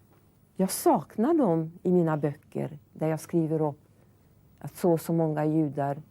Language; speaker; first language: Swedish; non-native, fluent; Hungarian